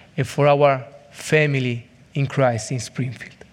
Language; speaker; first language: English; non-native, learner; Italian